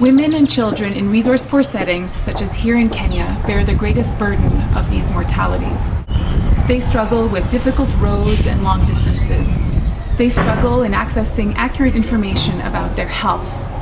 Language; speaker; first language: English; native; English